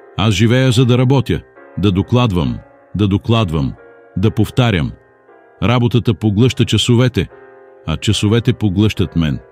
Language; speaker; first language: Bulgarian; non-native, learner; English